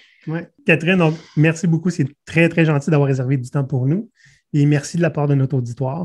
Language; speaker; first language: French; native; French